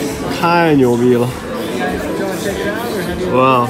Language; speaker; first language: Chinese; native; Chinese